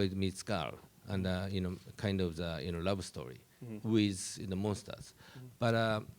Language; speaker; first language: English; non-native, learner; Japanese